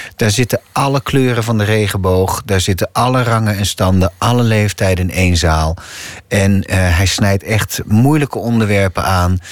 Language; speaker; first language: Dutch; non-native, local second language; Low German